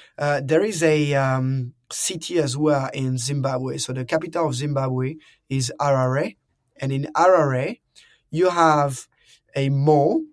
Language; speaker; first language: English; non-native, fluent; French